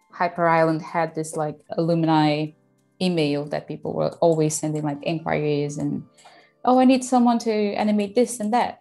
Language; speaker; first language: English; non-native, fluent; Portuguese